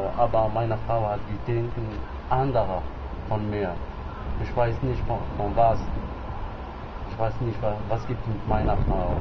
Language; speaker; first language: German; non-native, learner; Arabic